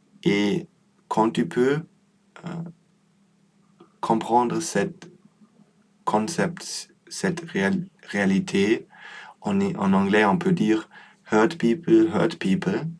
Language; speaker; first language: French; non-native, learner; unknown